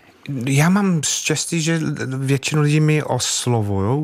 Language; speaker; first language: Czech; non-native, fluent; English